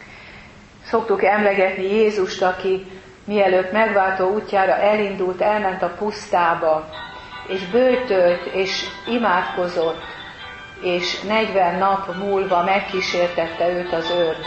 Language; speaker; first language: Hungarian; native; Hungarian